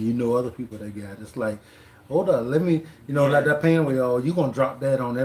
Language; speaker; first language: English; native; English